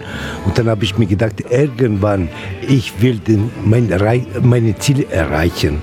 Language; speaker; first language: German; non-native, learner; Italian